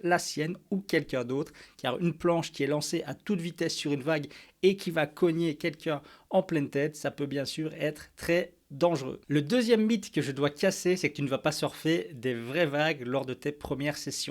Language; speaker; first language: French; native; French